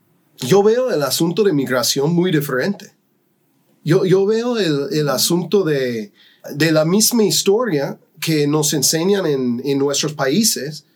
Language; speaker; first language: Spanish; non-native, fluent; English